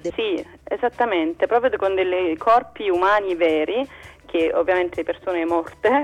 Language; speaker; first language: Italian; native; Italian